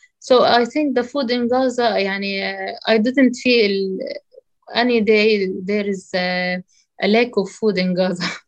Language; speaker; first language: English; non-native, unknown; Arabic